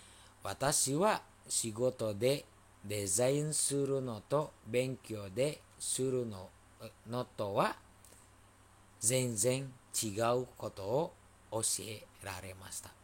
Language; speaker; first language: Japanese; non-native, fluent; Indonesian